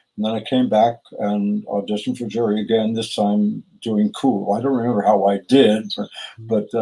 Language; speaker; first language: English; native; English